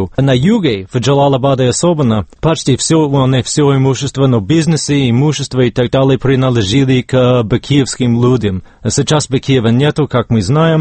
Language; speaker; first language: Russian; non-native, fluent; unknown